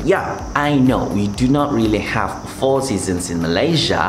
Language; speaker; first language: English; non-native, local second language; Malay